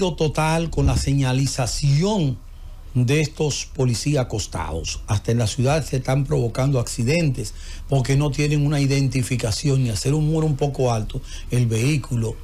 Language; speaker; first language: Spanish; native; Spanish